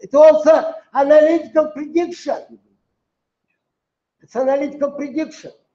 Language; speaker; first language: English; non-native, fluent; Russian